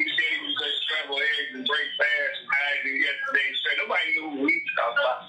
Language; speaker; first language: English; native; English